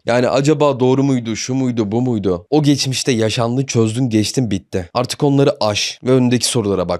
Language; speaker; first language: Turkish; native; Turkish